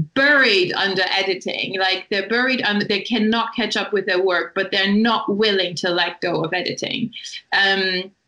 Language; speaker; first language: English; non-native, fluent; German